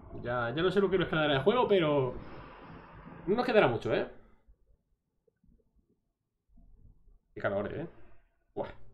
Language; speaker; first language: Spanish; native; Spanish